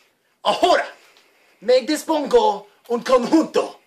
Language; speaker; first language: Spanish; non-native, learner; English